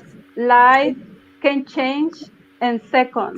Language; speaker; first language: English; non-native, learner; Spanish